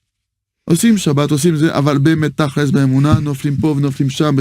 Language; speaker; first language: Hebrew; non-native, fluent; French